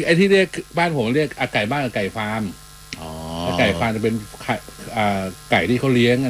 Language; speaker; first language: Thai; native; Thai